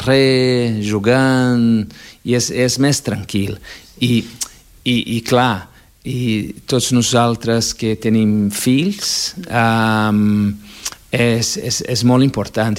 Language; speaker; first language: Catalan; non-native, fluent; Portuguese